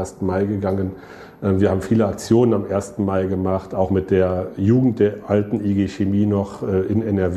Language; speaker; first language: German; native; German